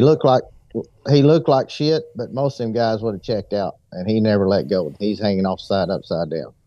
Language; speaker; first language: English; native; English